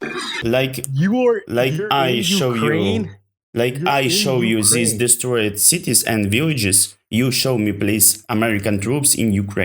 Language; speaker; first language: English; non-native, learner; Ukrainian